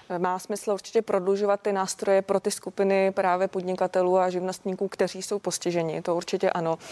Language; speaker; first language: Czech; native; Czech